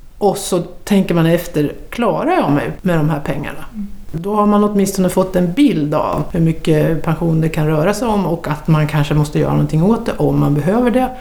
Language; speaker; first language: Swedish; native; Swedish